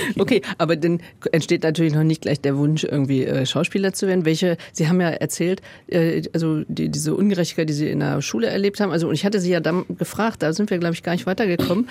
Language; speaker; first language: German; native; German